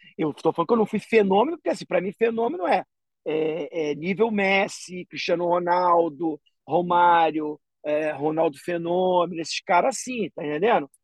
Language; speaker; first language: Portuguese; native; Portuguese